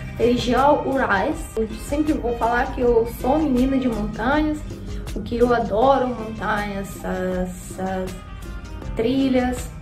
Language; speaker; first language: Portuguese; non-native, learner; Russian